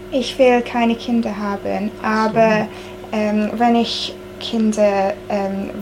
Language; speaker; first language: German; non-native, learner; English